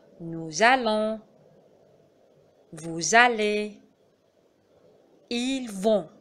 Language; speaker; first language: French; non-native, fluent; Arabic